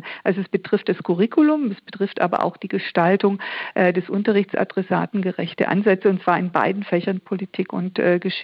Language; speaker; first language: German; native; German